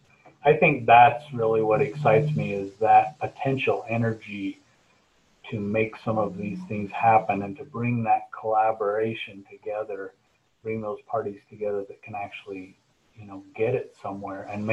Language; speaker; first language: English; native; English